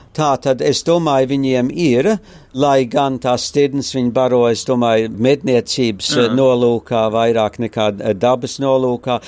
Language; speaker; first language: Latvian; early bilingual, heritage; Latvian